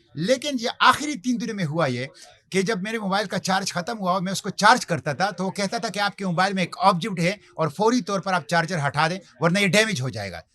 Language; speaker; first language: Urdu; non-native, local second language; Pashto